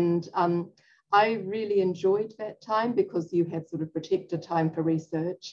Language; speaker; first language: English; native; English